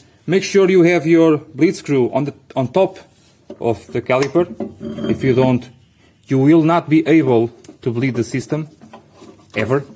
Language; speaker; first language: English; non-native, fluent; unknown